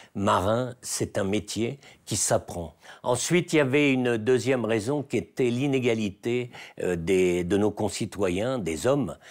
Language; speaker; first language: French; native; French